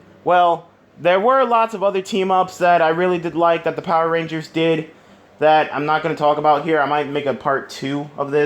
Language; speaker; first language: English; native; English